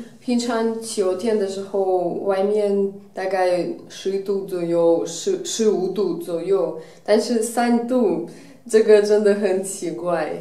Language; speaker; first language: Chinese; non-native, fluent; Russian